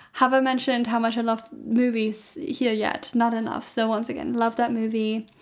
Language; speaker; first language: English; non-native, fluent; German